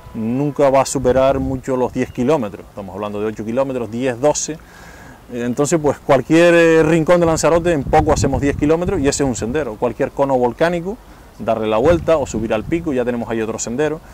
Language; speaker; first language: Spanish; native; Spanish